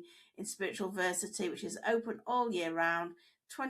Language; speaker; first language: English; native; English